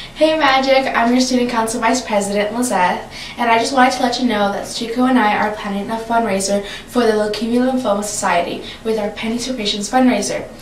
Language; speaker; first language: English; native; English